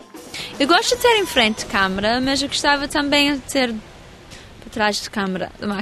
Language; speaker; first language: Portuguese; early bilingual, heritage; English